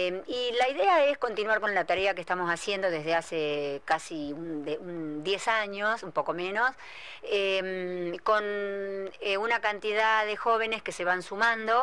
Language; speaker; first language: Spanish; native; Spanish